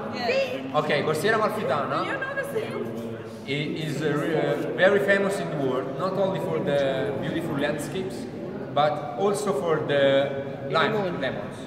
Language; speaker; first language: English; non-native, fluent; Italian